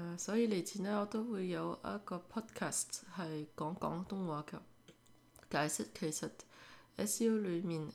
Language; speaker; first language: Cantonese; early bilingual, heritage; French